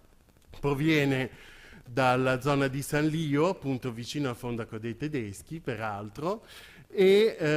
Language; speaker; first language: Italian; native; Italian